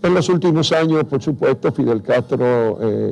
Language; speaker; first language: Spanish; native; Spanish